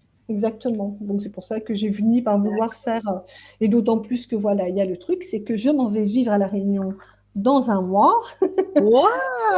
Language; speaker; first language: French; native; French